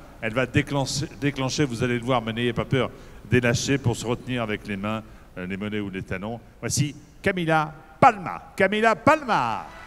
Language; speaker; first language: French; native; French